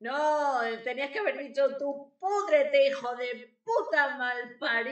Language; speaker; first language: Spanish; native; Spanish